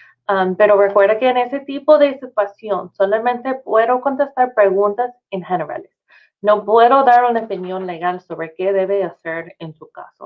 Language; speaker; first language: Spanish; non-native, fluent; English